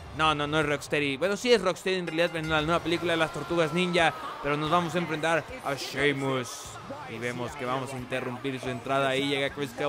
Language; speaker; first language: Spanish; native; Spanish